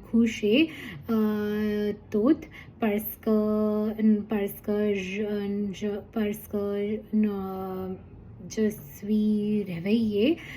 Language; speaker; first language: French; non-native, learner; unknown